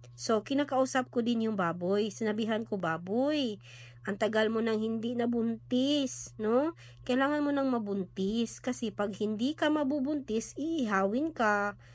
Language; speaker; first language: Filipino; non-native, local second language; Cebuano